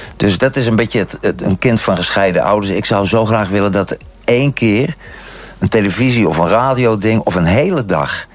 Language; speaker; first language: Dutch; native; Dutch